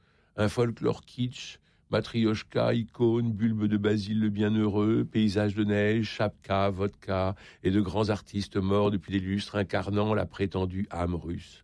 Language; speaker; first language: French; native; French